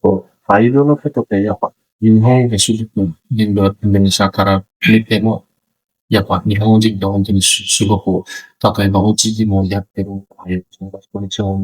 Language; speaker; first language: Japanese; non-native, learner; Indonesian